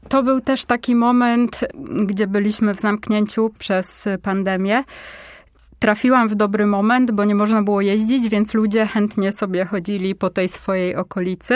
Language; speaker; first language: Polish; native; Polish